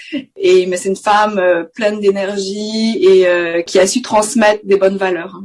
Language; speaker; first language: French; native; French